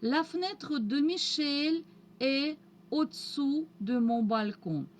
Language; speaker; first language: French; non-native, fluent; Russian